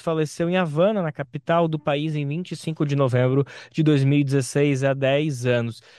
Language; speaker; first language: Portuguese; native; Portuguese